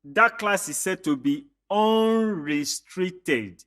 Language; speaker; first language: English; non-native, local second language; Yoruba